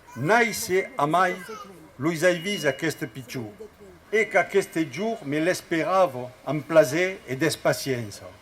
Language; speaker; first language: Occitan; native; Occitan